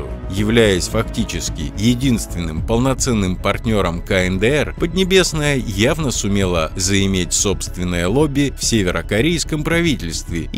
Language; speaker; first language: Russian; native; Russian